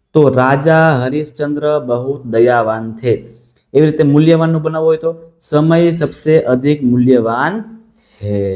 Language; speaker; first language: Hindi; non-native, local second language; Gujarati